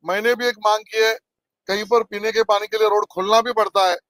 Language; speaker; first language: Hindi; non-native, local second language; Marathi